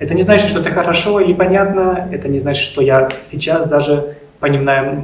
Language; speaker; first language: Russian; non-native, fluent; German